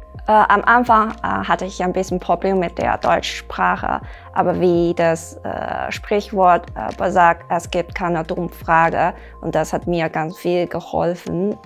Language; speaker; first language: German; non-native, fluent; Chinese